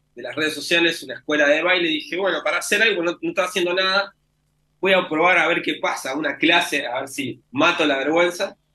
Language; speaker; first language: Spanish; native; Spanish